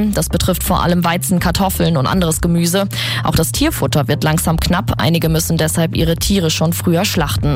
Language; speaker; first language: German; native; German